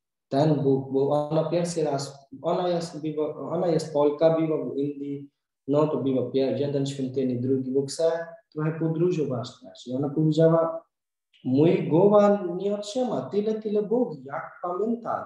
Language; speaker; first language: Polish; non-native, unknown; Hindi